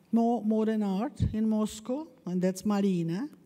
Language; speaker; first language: English; non-native, fluent; Russian